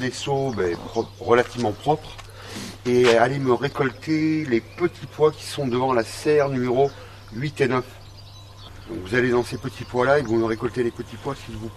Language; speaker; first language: French; non-native, learner; Persian